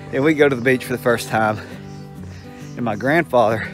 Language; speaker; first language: English; native; English